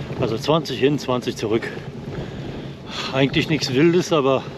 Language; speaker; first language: German; native; German